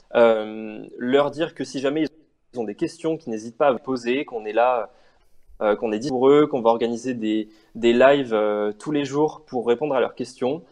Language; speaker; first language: French; native; French